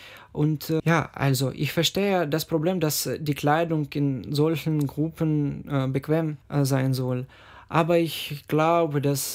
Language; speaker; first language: German; non-native, fluent; Ukrainian